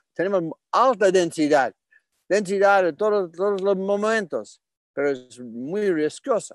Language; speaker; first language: Spanish; non-native, fluent; English